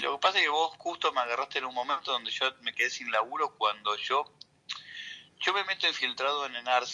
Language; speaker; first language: Spanish; native; Spanish